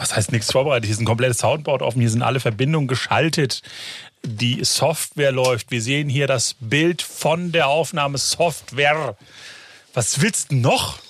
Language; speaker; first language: German; native; German